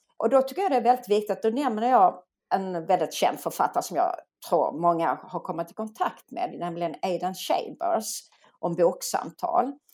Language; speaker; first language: Swedish; native; Swedish